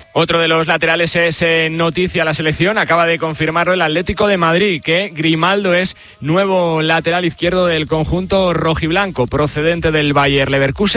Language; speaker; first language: Spanish; native; Spanish